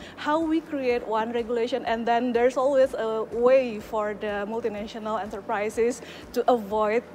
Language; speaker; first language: English; non-native, fluent; Indonesian